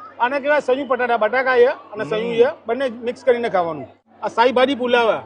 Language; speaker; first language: Gujarati; non-native, local second language; Sindhi